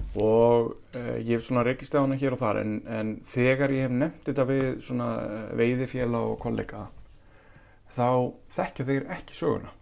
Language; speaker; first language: Icelandic; native; Icelandic